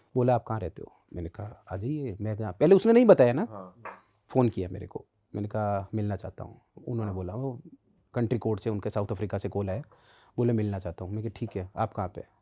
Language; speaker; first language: Hindi; native; Hindi